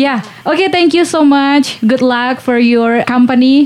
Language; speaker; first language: English; non-native, learner; Indonesian